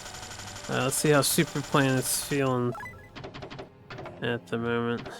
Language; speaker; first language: English; native; English